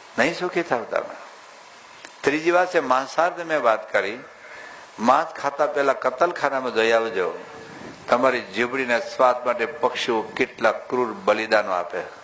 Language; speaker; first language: Gujarati; native; Gujarati